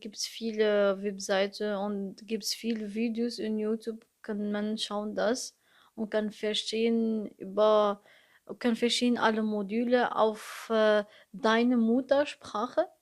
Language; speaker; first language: German; non-native, learner; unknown